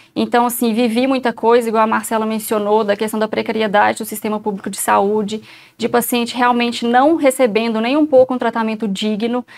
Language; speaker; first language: Portuguese; native; Portuguese